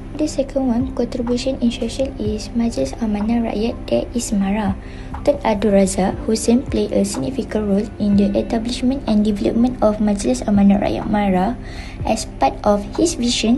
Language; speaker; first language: English; non-native, local second language; Malay